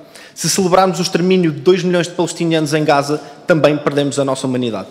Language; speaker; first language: Portuguese; native; Portuguese